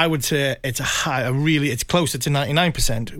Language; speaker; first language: English; native; English